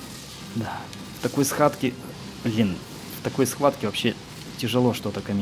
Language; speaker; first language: Russian; native; Russian